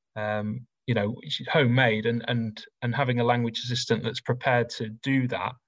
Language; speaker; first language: English; native; English